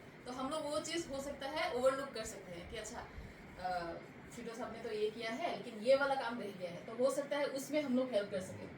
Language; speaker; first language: Hindi; non-native, local second language; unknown